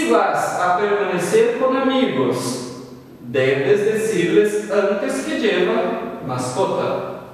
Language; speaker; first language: Spanish; non-native, fluent; Portuguese